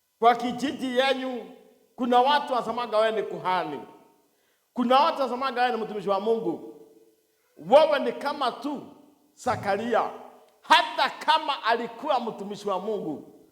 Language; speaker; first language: Swahili; non-native, local second language; Kikuyu